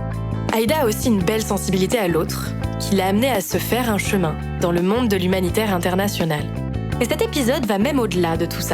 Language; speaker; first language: French; native; French